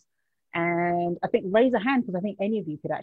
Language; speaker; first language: English; native; English